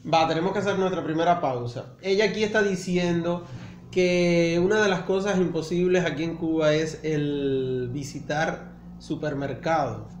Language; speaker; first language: Spanish; native; Spanish